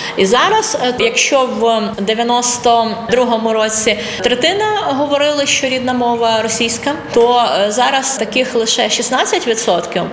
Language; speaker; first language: Ukrainian; non-native, local second language; Russian